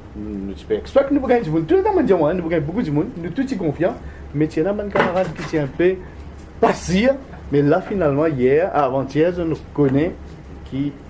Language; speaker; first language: French; non-native, local second language; Morisyen